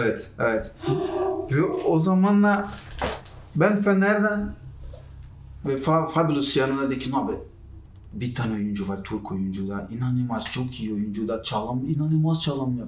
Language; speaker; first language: Turkish; non-native, learner; Portuguese